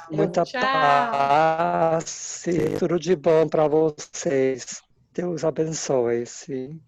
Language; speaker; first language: Portuguese; non-native, fluent; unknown